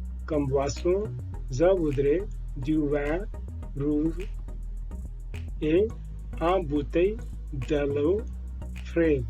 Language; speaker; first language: French; non-native, learner; Hindi